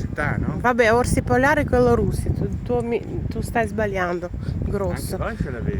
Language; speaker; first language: Italian; non-native, learner; Ukrainian